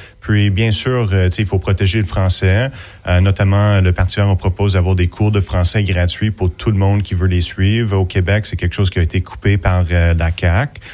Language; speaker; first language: French; native; French